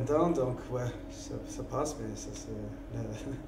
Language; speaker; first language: French; non-native, learner; English